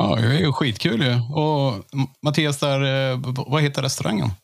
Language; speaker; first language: Swedish; native; Swedish